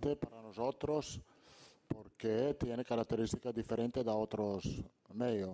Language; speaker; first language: Portuguese; non-native, learner; Italian